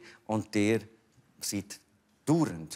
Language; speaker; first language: German; native; German